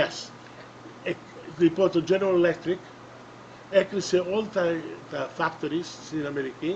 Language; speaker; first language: Greek; early bilingual, other home language; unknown